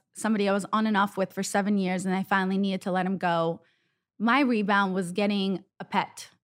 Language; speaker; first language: English; non-native, fluent; Hebrew